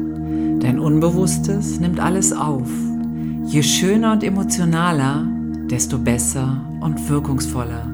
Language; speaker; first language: German; native; German